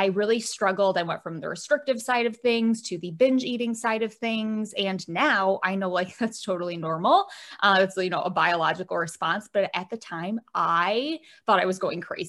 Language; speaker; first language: English; native; English